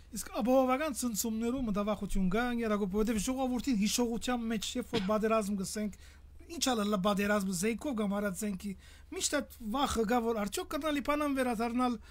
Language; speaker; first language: Armenian; early bilingual, heritage; Armenian